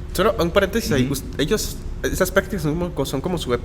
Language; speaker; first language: Spanish; native; Spanish